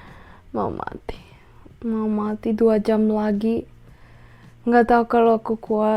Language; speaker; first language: Indonesian; non-native, fluent; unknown